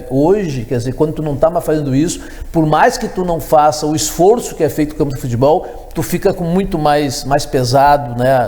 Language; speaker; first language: Portuguese; native; Portuguese